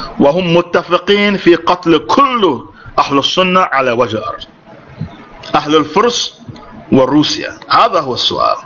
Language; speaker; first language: Arabic; non-native, fluent; English